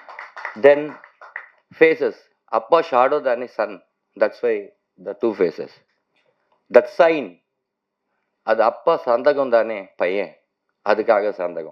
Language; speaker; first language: Tamil; non-native, learner; Telugu